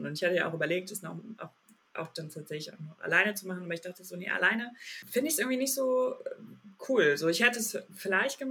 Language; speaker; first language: German; native; German